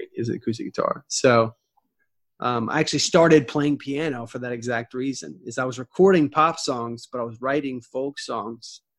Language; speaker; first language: English; native; English